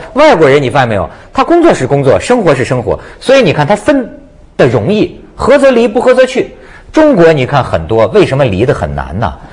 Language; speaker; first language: Chinese; native; Chinese